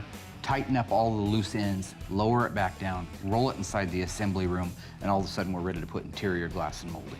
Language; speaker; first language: English; native; English